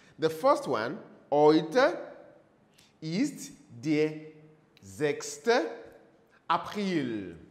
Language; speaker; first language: German; non-native, learner; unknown